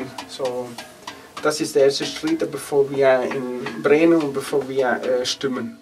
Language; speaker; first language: German; non-native, fluent; Spanish